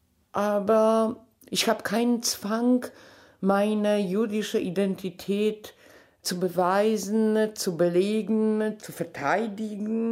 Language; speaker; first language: German; non-native, fluent; Polish